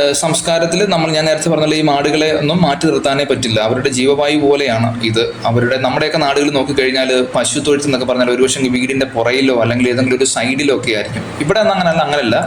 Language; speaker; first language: Malayalam; native; Malayalam